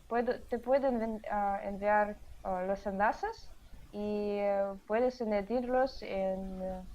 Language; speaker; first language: Spanish; non-native, learner; Russian